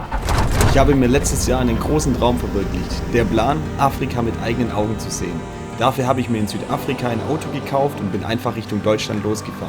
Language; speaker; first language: German; native; German